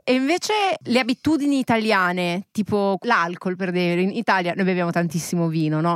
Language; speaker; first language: Italian; native; Italian